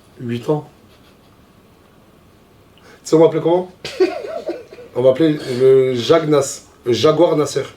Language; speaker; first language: French; native; French